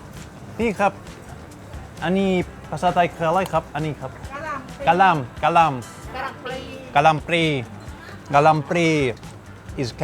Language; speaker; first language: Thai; non-native, learner; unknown